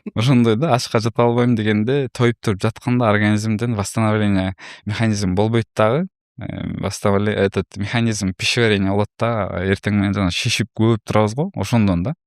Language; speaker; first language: Kyrgyz; native; Kyrgyz